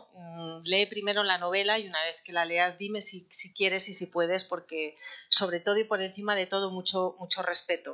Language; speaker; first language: Spanish; native; Spanish